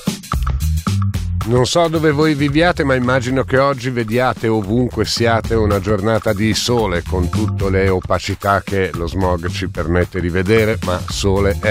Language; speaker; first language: Italian; native; Italian